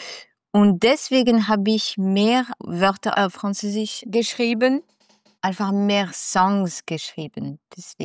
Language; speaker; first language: German; non-native, local second language; French